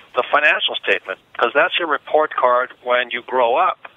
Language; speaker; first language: English; native; English